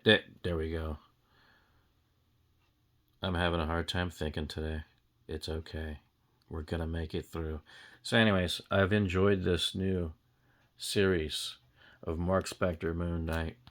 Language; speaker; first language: English; native; English